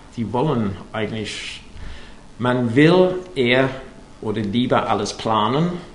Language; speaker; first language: German; non-native, fluent; English